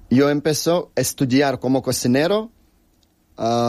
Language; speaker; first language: Spanish; non-native, learner; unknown